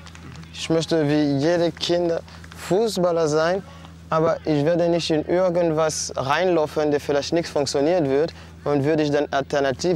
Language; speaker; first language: German; non-native, fluent; French